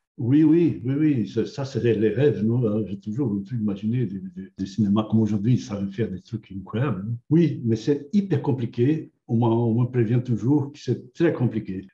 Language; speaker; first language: French; non-native, fluent; Portuguese